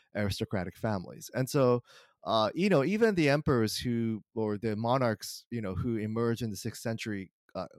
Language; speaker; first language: English; early bilingual, other home language; Japanese